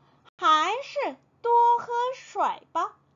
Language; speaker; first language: Chinese; non-native, fluent; Korean